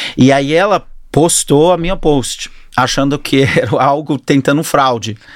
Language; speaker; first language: Portuguese; early bilingual, other home language; English